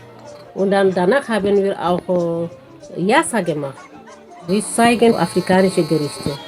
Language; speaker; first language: German; non-native, fluent; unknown